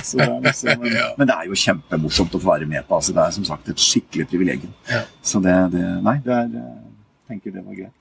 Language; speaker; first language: Norwegian; native; Norwegian